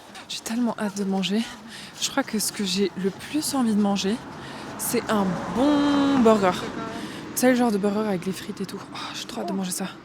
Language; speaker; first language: French; native; French